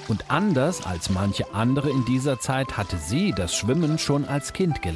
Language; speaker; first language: German; native; German